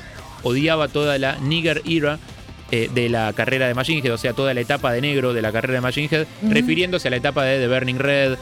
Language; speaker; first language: Spanish; native; Spanish